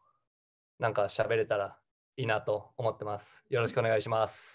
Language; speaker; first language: Japanese; native; Japanese